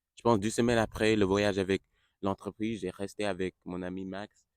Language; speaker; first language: French; non-native, learner; English